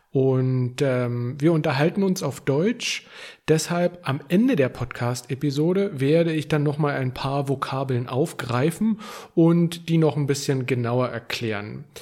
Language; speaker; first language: German; native; German